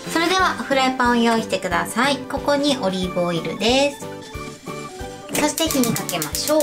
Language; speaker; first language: Japanese; native; Japanese